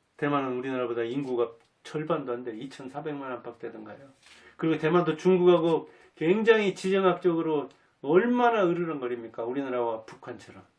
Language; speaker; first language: Korean; native; Korean